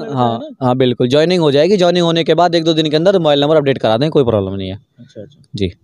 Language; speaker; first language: Hindi; native; Hindi